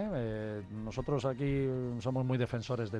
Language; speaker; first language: Spanish; native; Spanish